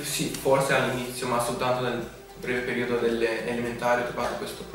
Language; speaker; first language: Italian; early bilingual, other home language; Romanian